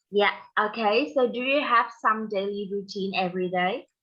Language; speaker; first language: English; non-native, fluent; Vietnamese